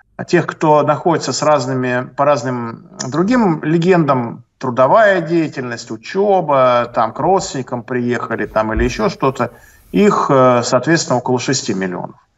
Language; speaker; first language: Russian; native; Russian